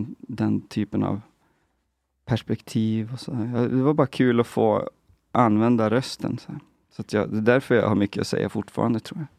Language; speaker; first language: Swedish; native; Swedish